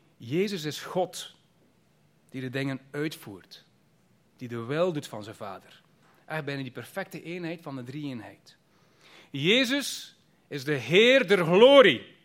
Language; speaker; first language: Dutch; native; Dutch